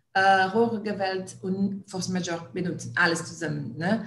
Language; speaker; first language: German; non-native, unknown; Portuguese